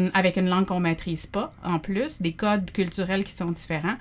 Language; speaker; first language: French; native; French